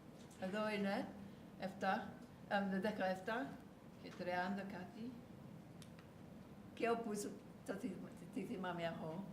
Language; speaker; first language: Greek; non-native, learner; English